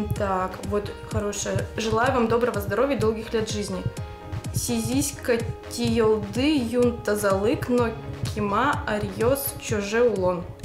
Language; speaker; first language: Russian; native; Russian